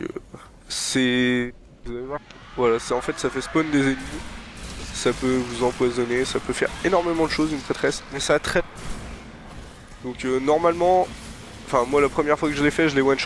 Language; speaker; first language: French; native; French